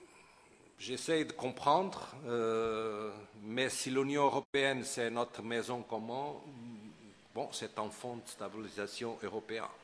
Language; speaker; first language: French; non-native, fluent; Portuguese